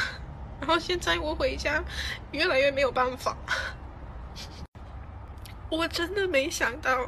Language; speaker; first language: Chinese; early bilingual, other home language; English